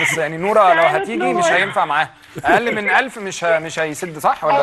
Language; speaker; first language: Arabic; native; Arabic